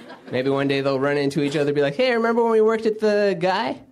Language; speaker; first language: English; native; English